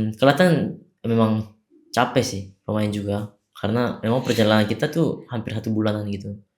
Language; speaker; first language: Indonesian; non-native, fluent; Korean